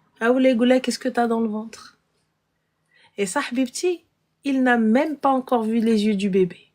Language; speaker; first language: French; early bilingual, other home language; Arabic